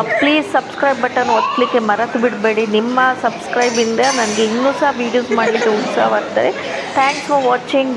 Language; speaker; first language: Kannada; non-native, local second language; Tulu